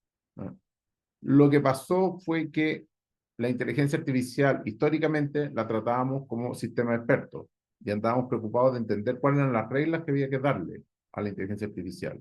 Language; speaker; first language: Spanish; native; Spanish